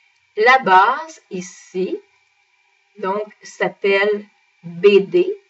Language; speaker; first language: French; native; French